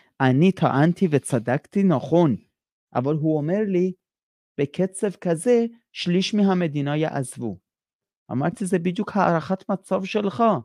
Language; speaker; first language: Hebrew; non-native, fluent; Persian